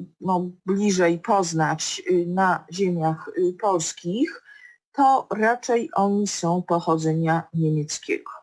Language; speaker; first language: Polish; native; Polish